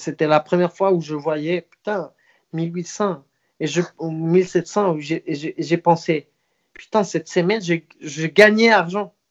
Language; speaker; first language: French; non-native, fluent; Spanish